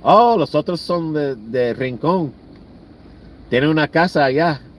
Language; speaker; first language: Spanish; early bilingual, heritage; Spanish